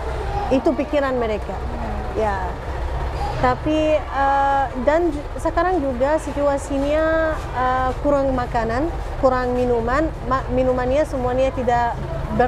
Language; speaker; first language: Indonesian; non-native, fluent; Arabic